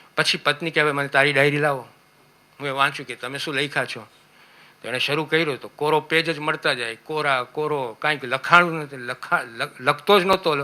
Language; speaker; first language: Gujarati; early bilingual, heritage; Gujarati